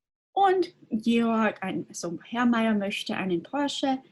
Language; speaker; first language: German; non-native, fluent; English